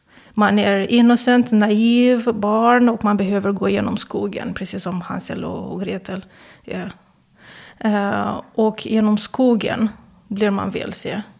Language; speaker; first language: Swedish; non-native, fluent; Romanian